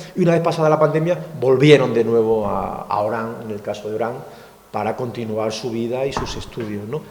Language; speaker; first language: Spanish; native; Spanish